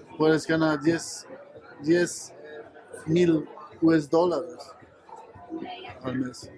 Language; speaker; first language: Spanish; non-native, learner; German